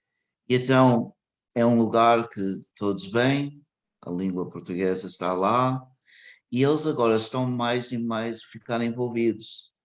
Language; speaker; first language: Portuguese; early bilingual, heritage; English